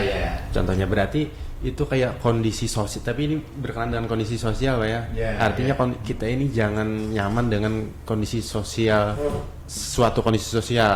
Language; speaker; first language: Indonesian; non-native, local second language; Banjar